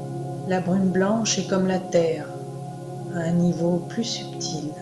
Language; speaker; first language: French; native; French